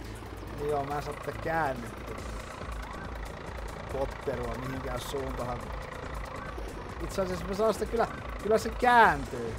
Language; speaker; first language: Finnish; native; Finnish